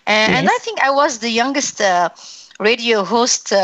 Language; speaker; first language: English; non-native, fluent; Arabic